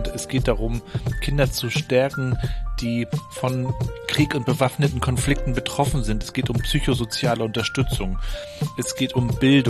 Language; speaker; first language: German; native; German